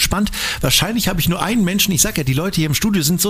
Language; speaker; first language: German; native; German